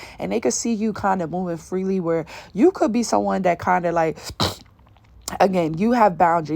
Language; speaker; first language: English; native; English